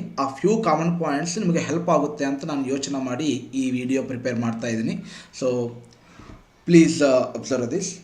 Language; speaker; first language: Kannada; non-native, fluent; Telugu